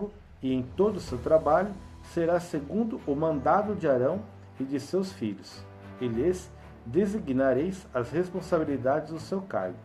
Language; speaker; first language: Portuguese; native; Portuguese